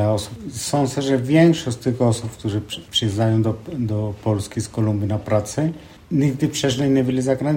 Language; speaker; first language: Polish; non-native, fluent; Spanish